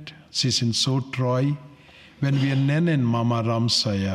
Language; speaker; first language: German; non-native, learner; Telugu